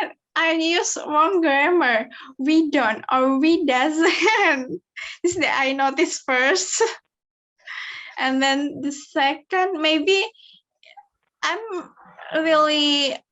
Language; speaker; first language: English; non-native, learner; Indonesian